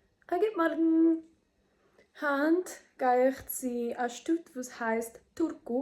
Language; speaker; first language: German; non-native, learner; English